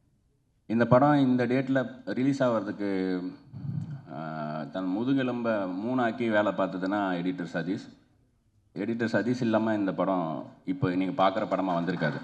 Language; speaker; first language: Tamil; native; Tamil